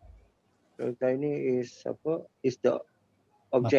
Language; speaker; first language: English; non-native, learner; Malay